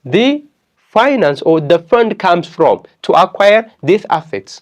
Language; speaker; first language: English; non-native, local second language; Amharic